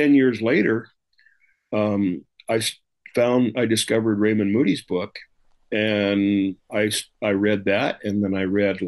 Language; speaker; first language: English; native; English